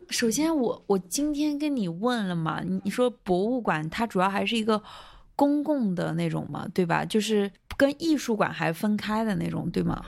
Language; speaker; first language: Chinese; native; Chinese